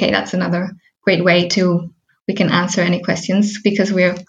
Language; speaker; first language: English; early bilingual, heritage; Spanish